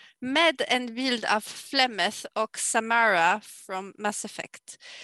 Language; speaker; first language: Swedish; non-native, fluent; French